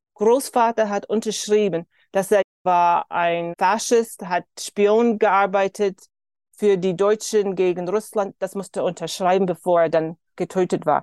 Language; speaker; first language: German; early bilingual, heritage; German